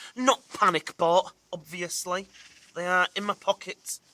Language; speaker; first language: English; native; English